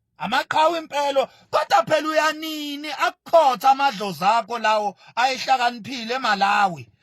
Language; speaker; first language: Zulu; native; Zulu